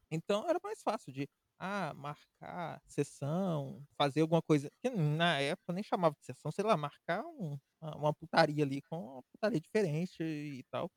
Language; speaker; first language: Portuguese; native; Portuguese